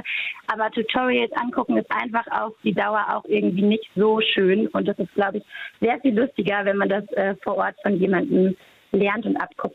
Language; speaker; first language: German; native; German